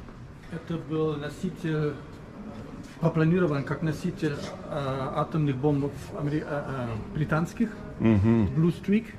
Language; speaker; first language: Russian; non-native, fluent; German